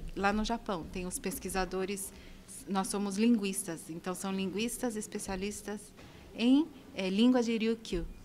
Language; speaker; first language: Portuguese; native; Portuguese